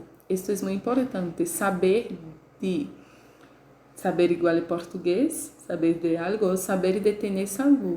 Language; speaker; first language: Spanish; non-native, learner; Portuguese